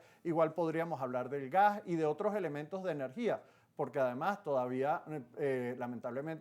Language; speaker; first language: Spanish; native; Spanish